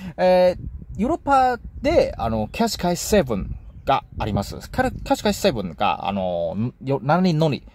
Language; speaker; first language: Japanese; non-native, learner; Chinese